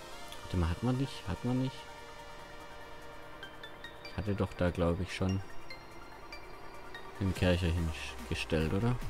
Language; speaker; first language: German; native; German